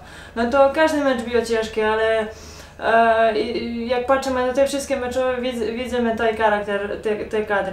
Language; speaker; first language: Polish; non-native, learner; Serbian